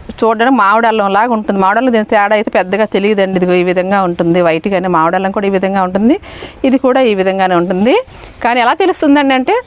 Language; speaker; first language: Telugu; native; Telugu